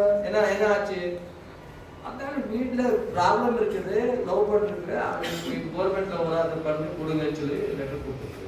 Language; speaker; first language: Tamil; non-native, learner; Kannada